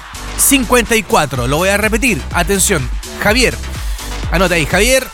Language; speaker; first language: Spanish; native; Spanish